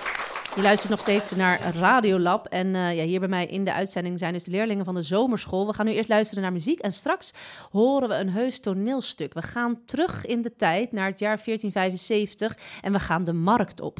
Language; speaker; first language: Dutch; native; Dutch